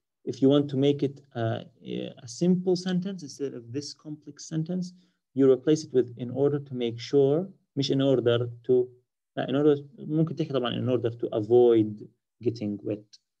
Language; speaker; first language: English; non-native, fluent; Arabic